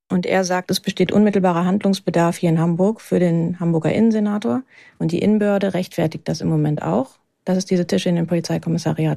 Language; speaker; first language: German; native; German